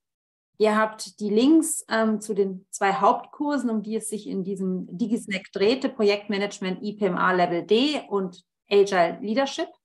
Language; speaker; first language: German; native; German